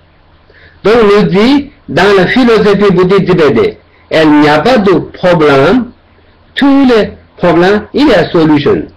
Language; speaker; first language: French; non-native, learner; Tibetan